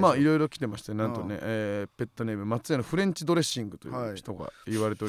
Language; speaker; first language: Japanese; native; Japanese